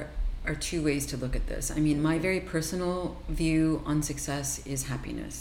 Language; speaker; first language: English; native; English